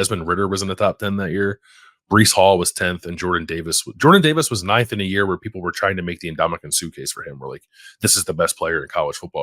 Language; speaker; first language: English; native; English